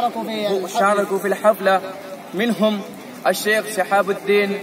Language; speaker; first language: Arabic; non-native, learner; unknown